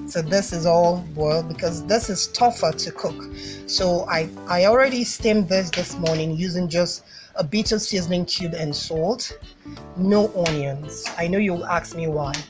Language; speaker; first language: English; non-native, local second language; Igbo